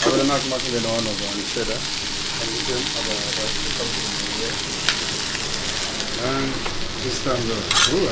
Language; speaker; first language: German; non-native, learner; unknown